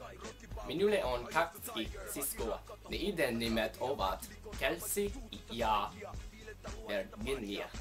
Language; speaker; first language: Finnish; non-native, learner; English